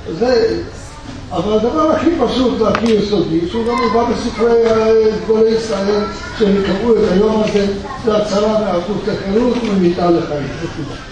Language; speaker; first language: Hebrew; early bilingual, other home language; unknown